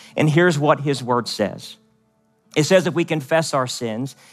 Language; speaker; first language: English; native; English